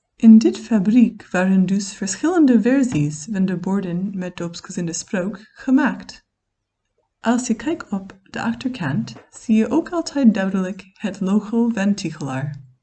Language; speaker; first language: Dutch; non-native, fluent; English